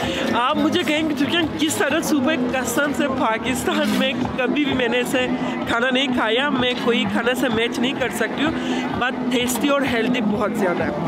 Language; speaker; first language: Hindi; non-native, fluent; Turkish